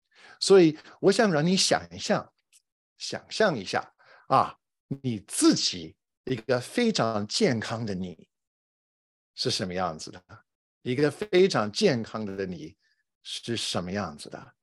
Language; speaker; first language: Chinese; non-native, fluent; English